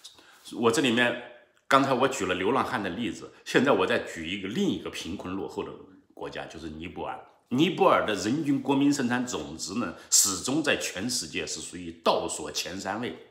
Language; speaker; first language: Chinese; native; Chinese